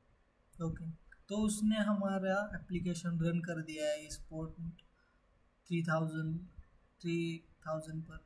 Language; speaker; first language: Hindi; native; Hindi